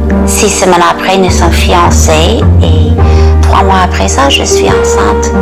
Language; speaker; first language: French; non-native, learner; English